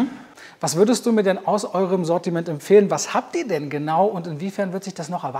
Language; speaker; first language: German; native; German